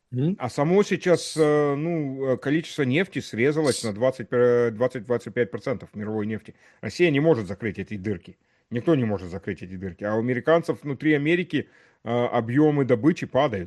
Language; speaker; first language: Russian; early bilingual, heritage; Russian